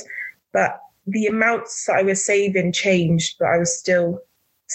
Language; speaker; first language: English; native; English